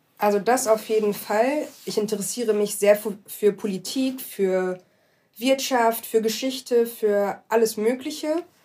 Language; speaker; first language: German; early bilingual, other home language; Arabic